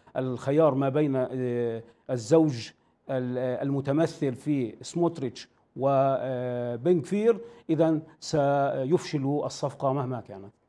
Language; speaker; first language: Arabic; native; Arabic